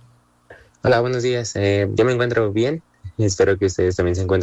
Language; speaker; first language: Spanish; native; Spanish